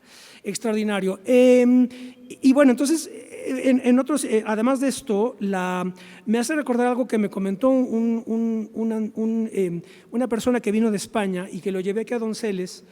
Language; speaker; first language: Spanish; native; Spanish